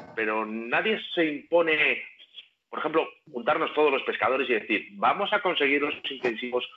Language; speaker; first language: Spanish; native; Spanish